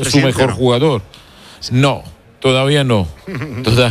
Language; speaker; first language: Spanish; non-native, fluent; Georgian